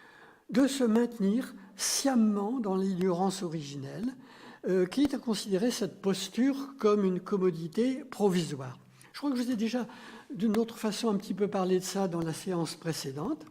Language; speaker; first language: French; native; French